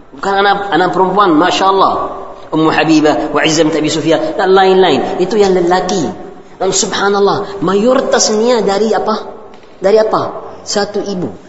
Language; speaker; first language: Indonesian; non-native, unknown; Arabic